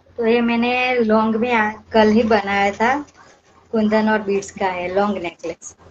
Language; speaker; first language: Hindi; non-native, local second language; Gujarati